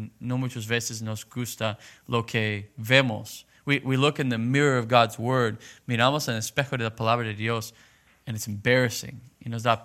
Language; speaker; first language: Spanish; non-native, learner; English